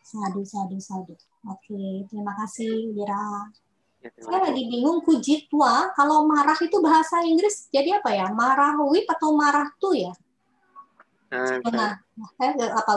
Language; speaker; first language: Indonesian; native; Indonesian